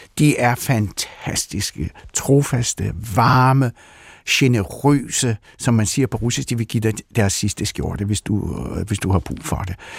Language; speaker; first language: Danish; early bilingual, other home language; Russian